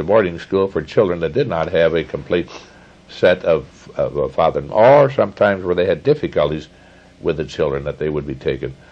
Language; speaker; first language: English; native; English